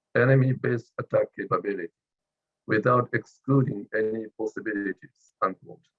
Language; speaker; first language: English; non-native, fluent; Japanese